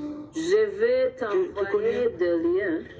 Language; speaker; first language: French; non-native, learner; Kinyarwanda